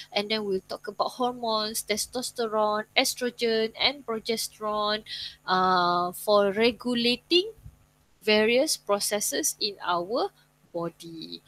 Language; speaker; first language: English; non-native, local second language; Malay